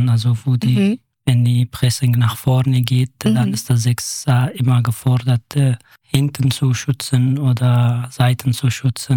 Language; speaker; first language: German; non-native, fluent; Kurdish